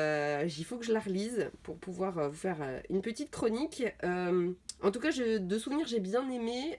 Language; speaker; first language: French; native; French